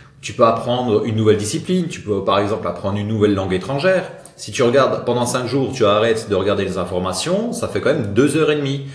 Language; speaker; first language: French; native; French